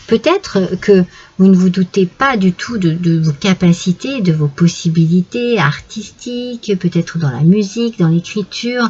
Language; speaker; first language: French; native; French